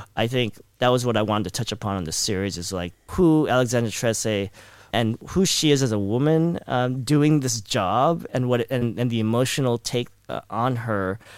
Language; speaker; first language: English; early bilingual, other home language; Filipino